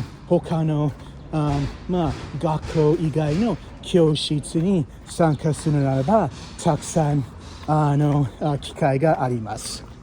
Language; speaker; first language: Japanese; non-native, fluent; English